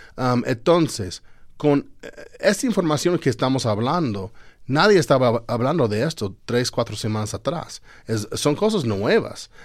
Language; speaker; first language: Spanish; non-native, fluent; English